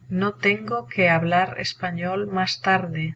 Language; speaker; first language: Spanish; non-native, learner; English